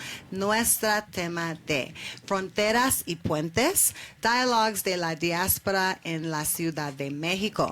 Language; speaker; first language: Spanish; non-native, learner; English